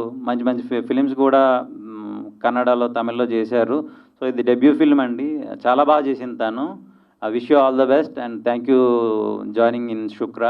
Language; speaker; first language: Telugu; native; Telugu